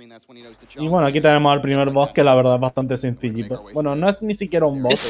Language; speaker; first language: Spanish; native; Spanish